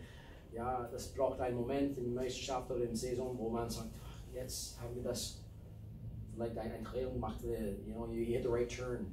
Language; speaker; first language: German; non-native, fluent; English